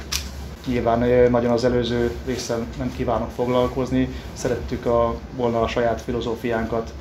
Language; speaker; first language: Hungarian; native; Hungarian